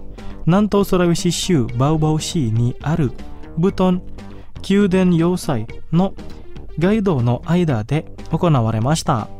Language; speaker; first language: Japanese; non-native, fluent; Indonesian